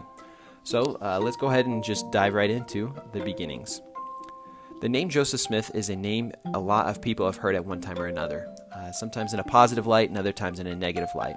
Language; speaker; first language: English; native; English